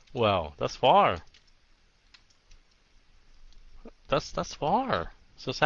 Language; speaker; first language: English; early bilingual, heritage; Vietnamese